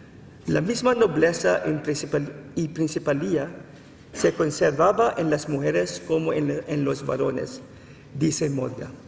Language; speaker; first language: Spanish; non-native, fluent; Filipino